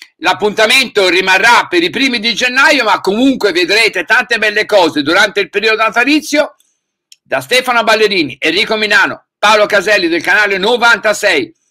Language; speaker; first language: Italian; native; Italian